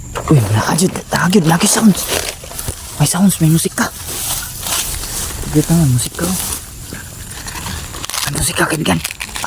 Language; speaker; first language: Filipino; non-native, local second language; Cebuano